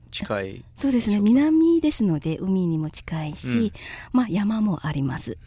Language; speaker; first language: Japanese; non-native, fluent; Chinese